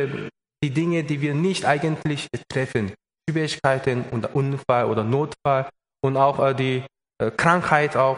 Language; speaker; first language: German; non-native, learner; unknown